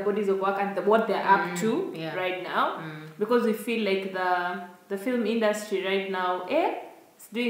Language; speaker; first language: English; non-native, local second language; Swahili